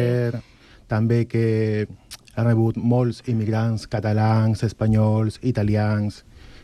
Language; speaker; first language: Catalan; non-native, fluent; Spanish